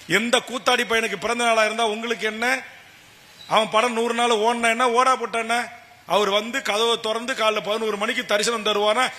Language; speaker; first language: Tamil; native; Tamil